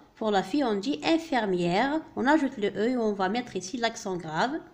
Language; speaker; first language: French; non-native, local second language; Arabic